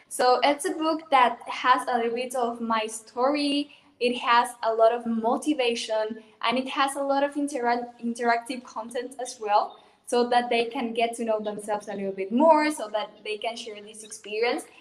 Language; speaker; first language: English; non-native, fluent; Spanish